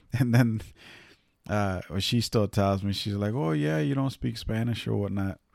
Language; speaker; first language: English; early bilingual, other home language; Spanish